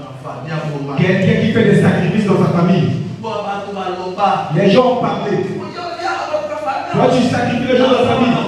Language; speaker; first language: French; non-native, local second language; Lingala